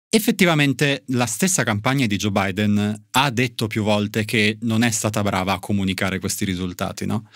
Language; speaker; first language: Italian; native; Italian